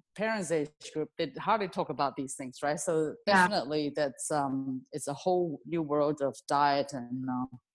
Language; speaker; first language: English; non-native, local second language; Cantonese